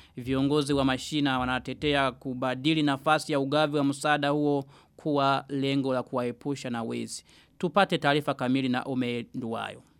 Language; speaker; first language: Swahili; non-native, local second language; Rundi